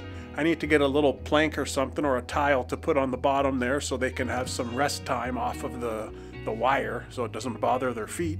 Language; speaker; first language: English; native; English